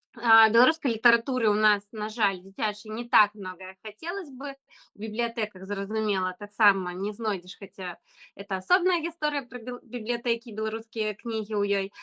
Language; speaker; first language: Belarusian; non-native, local second language; Russian